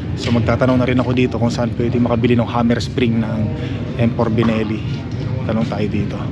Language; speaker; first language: Filipino; native; Filipino